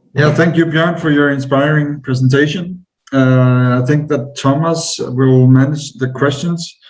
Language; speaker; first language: English; non-native, fluent; Danish